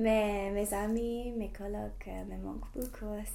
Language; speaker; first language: French; non-native, fluent; English